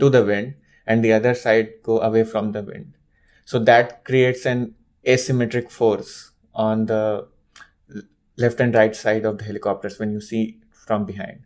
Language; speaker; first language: English; non-native, local second language; Hindi